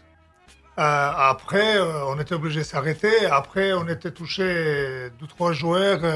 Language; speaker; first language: French; non-native, fluent; Serbian